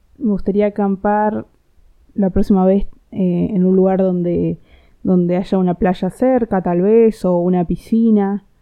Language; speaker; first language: Spanish; native; Spanish